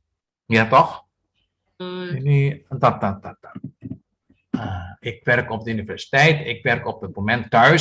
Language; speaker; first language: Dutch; non-native, fluent; Indonesian